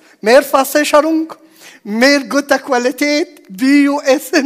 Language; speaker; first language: German; non-native, learner; Arabic